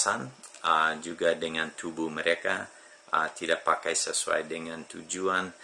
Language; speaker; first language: Indonesian; non-native, fluent; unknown